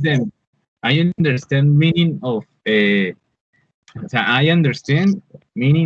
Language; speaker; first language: English; non-native, learner; Spanish